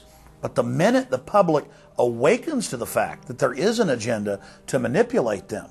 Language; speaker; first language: English; native; English